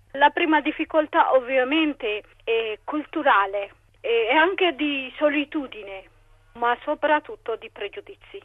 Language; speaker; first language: Italian; non-native, fluent; Tigrinya